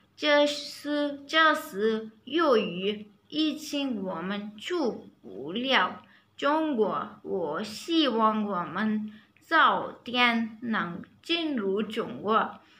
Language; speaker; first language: Chinese; non-native, learner; Urdu